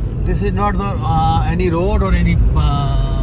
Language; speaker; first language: English; non-native, local second language; Hindi